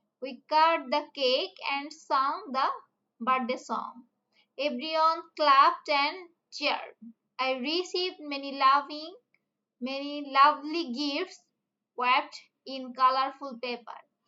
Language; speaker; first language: English; non-native, local second language; Bangla